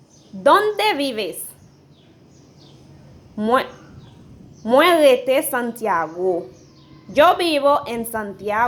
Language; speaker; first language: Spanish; non-native, learner; Haitian Creole